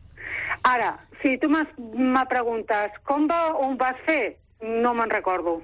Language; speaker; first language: Catalan; non-native, local second language; Spanish